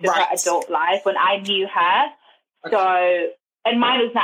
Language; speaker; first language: English; non-native, fluent; German